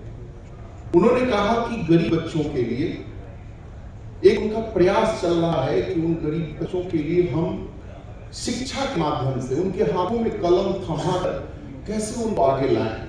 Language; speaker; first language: Hindi; native; Hindi